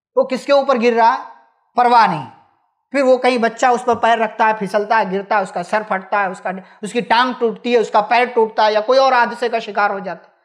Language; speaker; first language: Hindi; native; Hindi